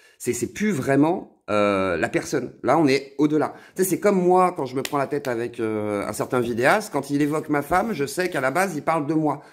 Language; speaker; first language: French; native; French